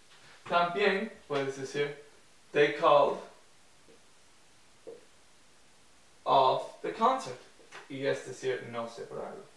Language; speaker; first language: Spanish; non-native, fluent; English